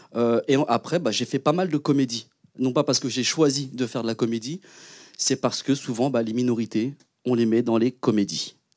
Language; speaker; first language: French; early bilingual, other home language; Vietnamese